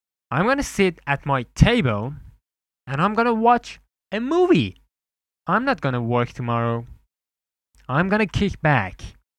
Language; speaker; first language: English; non-native, fluent; Persian